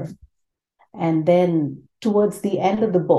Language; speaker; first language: English; non-native, local second language; Tamil